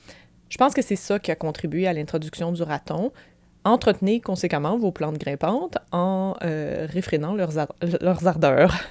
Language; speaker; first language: French; native; French